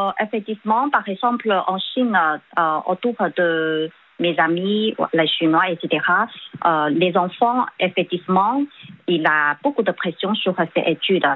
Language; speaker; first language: French; non-native, fluent; Chinese